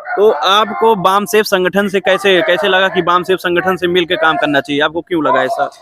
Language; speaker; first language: Hindi; native; Hindi